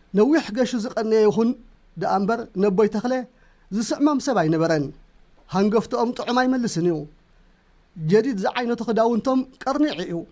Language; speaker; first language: Tigrinya; native; Tigrinya